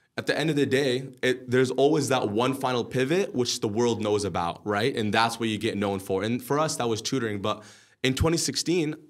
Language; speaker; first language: English; early bilingual, other home language; Arabic